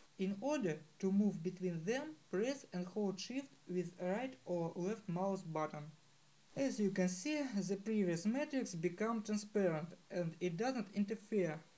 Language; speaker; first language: English; non-native, fluent; Russian